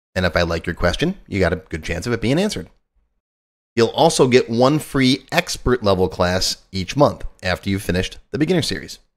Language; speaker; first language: English; native; English